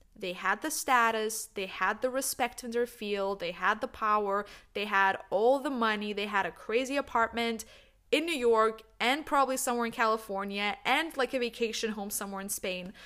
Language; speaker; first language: English; non-native, fluent; Lithuanian